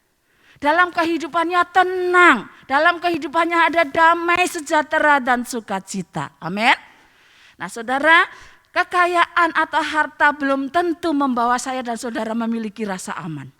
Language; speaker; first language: Indonesian; native; Indonesian